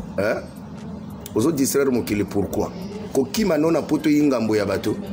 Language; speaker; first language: Lingala; native; Lingala